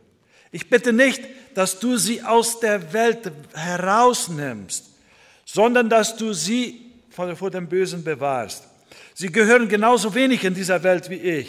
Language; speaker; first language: German; non-native, fluent; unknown